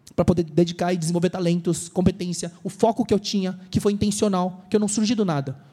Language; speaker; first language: Portuguese; native; Portuguese